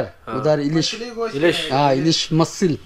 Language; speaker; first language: Hindi; non-native, learner; Bangla